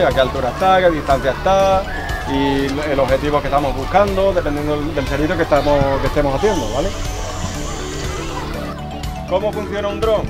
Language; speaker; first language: Spanish; native; Spanish